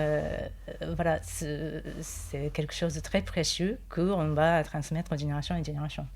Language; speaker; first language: French; non-native, fluent; Japanese